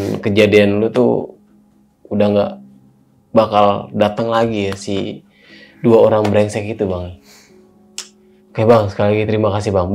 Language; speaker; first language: Indonesian; native; Indonesian